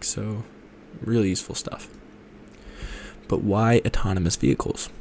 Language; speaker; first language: English; native; English